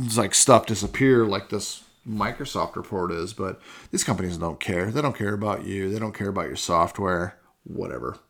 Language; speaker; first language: English; native; English